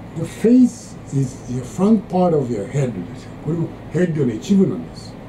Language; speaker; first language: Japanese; native; Japanese